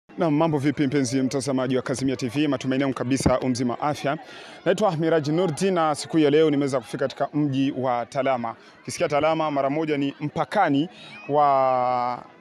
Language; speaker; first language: Swahili; native; Swahili